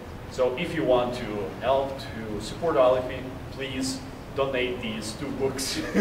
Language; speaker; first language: English; non-native, fluent; Ukrainian